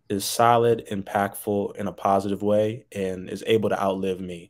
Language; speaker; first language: English; native; English